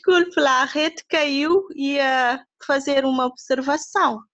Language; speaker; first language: Portuguese; non-native, local second language; Kabuverdianu